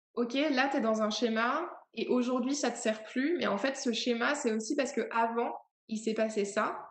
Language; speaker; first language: French; native; French